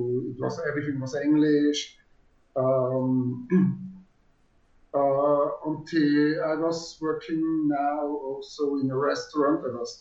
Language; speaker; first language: English; non-native, fluent; Swiss German